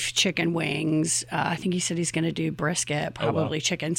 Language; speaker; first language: English; native; English